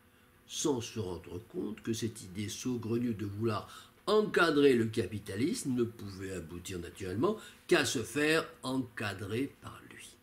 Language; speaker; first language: French; native; French